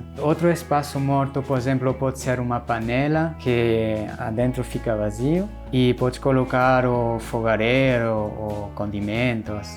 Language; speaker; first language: Portuguese; non-native, fluent; German